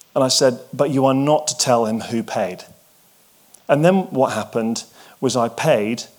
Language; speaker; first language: English; native; English